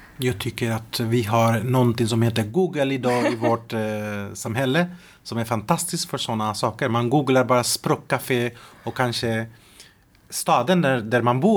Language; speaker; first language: Swedish; non-native, fluent; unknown